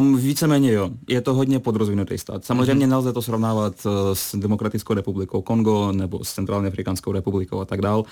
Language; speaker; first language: Czech; non-native, fluent; Russian